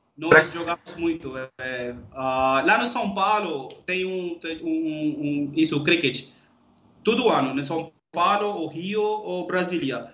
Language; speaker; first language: Portuguese; non-native, learner; Urdu